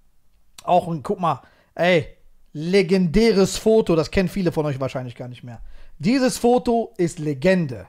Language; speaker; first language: German; native; German